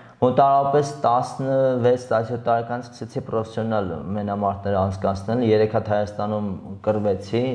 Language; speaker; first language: Armenian; native; Armenian